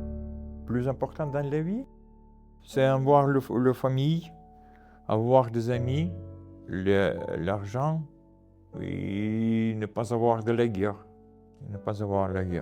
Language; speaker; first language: French; non-native, fluent; Russian